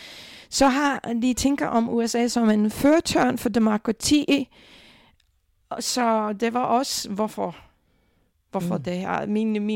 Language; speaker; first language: Danish; non-native, fluent; English